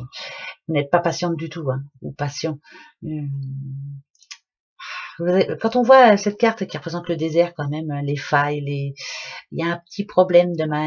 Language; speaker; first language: French; native; French